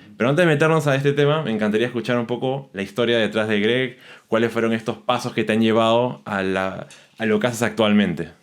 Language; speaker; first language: Spanish; native; Spanish